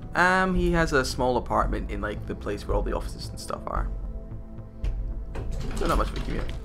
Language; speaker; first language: English; native; English